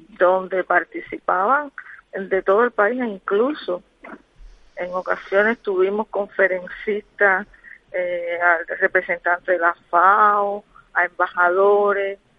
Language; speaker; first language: Spanish; native; Spanish